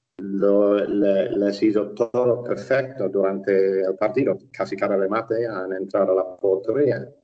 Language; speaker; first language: Spanish; non-native, fluent; English